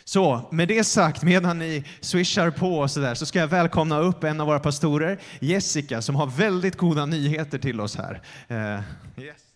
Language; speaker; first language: Swedish; native; Swedish